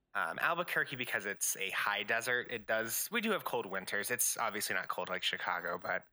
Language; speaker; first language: English; native; English